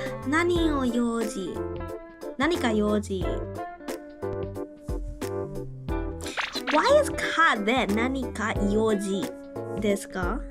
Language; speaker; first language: Japanese; non-native, learner; English